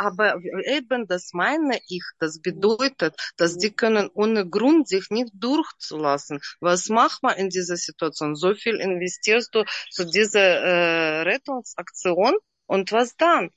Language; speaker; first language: German; non-native, learner; Russian